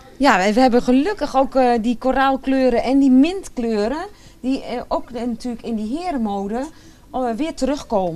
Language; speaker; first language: Dutch; native; Dutch